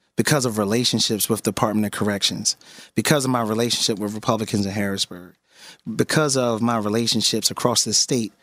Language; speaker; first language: English; native; English